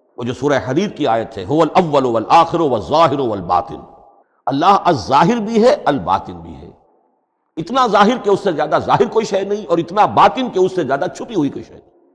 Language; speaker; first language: Urdu; native; Urdu